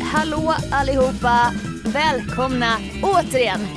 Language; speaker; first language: Swedish; native; Swedish